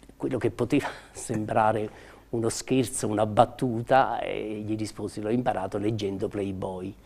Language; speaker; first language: Italian; native; Italian